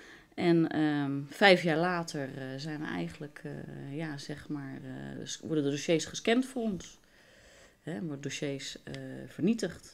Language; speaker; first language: Dutch; native; Dutch